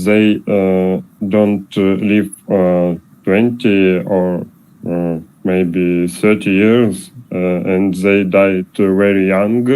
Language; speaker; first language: English; non-native, learner; Russian